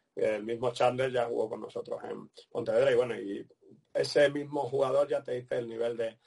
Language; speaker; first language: Spanish; non-native, fluent; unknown